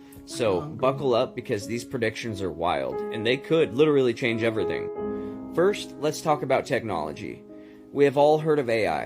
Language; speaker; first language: English; native; English